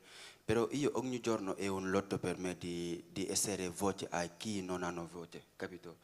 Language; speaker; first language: Italian; non-native, learner; Wolof